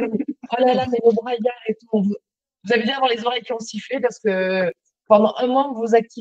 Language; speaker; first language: French; native; French